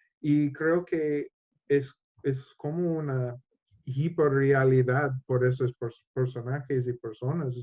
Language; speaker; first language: Spanish; non-native, learner; English